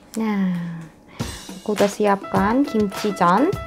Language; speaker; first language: Indonesian; non-native, fluent; Korean